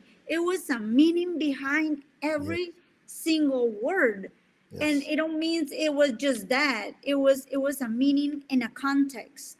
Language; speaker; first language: English; non-native, fluent; Spanish